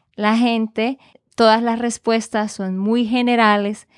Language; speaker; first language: Spanish; native; Spanish